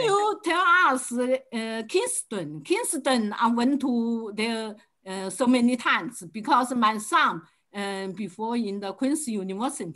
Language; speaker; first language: English; non-native, learner; Chinese